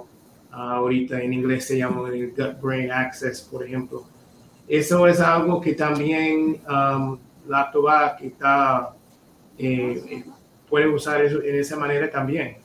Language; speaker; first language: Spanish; non-native, fluent; English